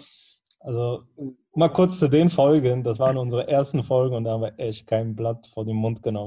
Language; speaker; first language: German; native; German